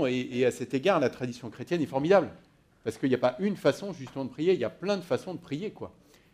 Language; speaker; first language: French; native; French